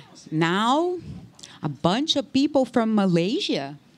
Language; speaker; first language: English; non-native, fluent; Portuguese